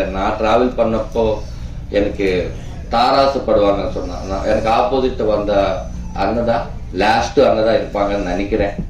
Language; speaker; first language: Tamil; non-native, learner; Telugu